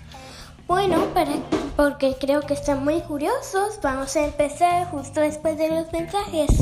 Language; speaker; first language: Spanish; early bilingual, heritage; Spanish